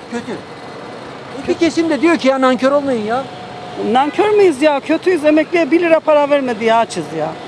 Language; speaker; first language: Turkish; native; Turkish